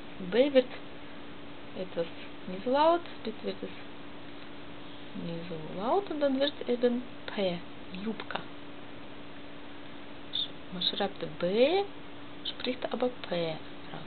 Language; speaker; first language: German; non-native, learner; Russian